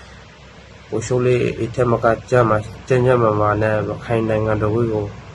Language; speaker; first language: Burmese; native; Burmese